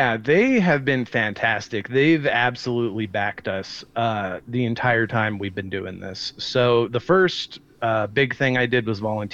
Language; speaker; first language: English; native; English